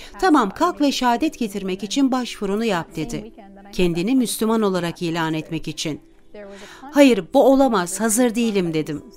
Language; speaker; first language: Turkish; non-native, fluent; English